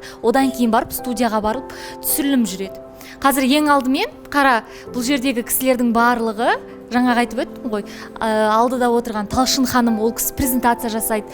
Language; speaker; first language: Kazakh; native; Kazakh